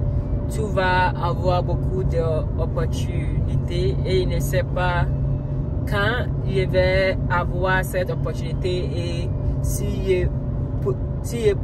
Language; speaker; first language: French; non-native, learner; Akan